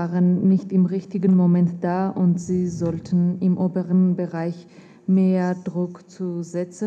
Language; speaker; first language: German; non-native, fluent; Armenian